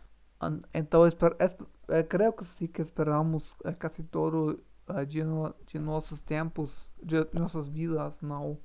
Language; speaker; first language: Portuguese; non-native, learner; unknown